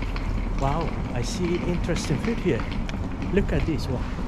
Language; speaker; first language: English; non-native, fluent; Somali